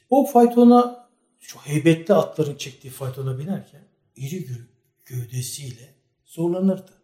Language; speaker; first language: Turkish; native; Turkish